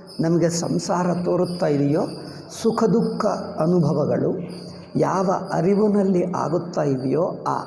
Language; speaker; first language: Kannada; non-native, local second language; Telugu